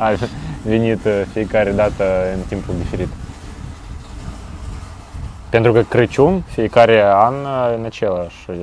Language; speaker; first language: Romanian; non-native, local second language; Russian